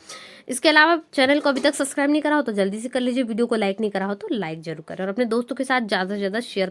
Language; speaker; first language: Hindi; native; Hindi